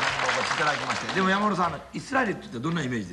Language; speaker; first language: Japanese; native; Japanese